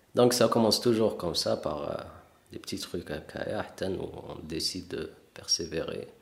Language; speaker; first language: French; non-native, local second language; Arabic